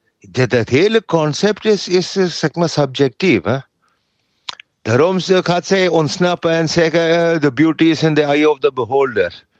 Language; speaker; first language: Dutch; non-native, learner; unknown